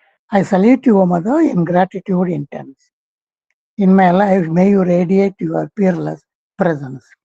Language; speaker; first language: English; non-native, local second language; Tamil